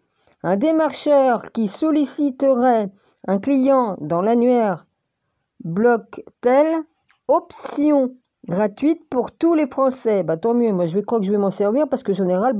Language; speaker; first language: French; native; French